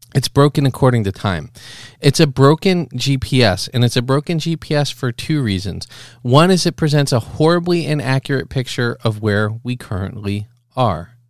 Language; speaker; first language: English; native; English